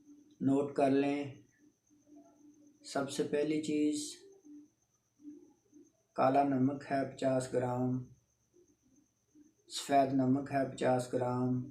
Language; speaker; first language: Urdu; non-native, local second language; Punjabi